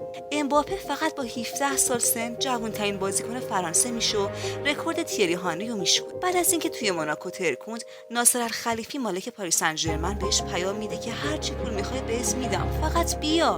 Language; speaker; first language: Persian; native; Persian